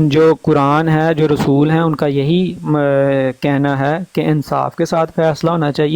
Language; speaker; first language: Urdu; non-native, local second language; Punjabi